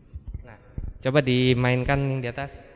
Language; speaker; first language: Indonesian; native; Indonesian